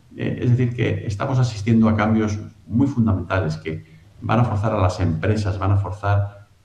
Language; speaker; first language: Spanish; native; Spanish